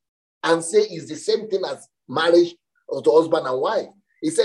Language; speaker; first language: English; non-native, local second language; Yoruba